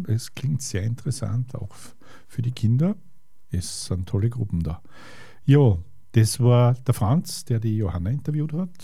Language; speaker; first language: German; native; German